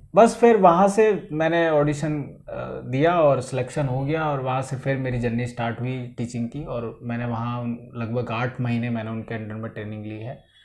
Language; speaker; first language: Hindi; native; Hindi